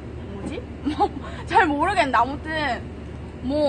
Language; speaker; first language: Korean; native; Korean